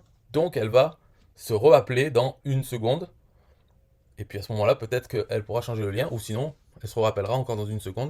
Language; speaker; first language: French; native; French